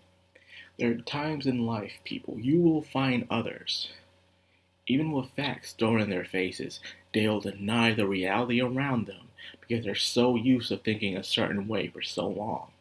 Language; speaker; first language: English; native; English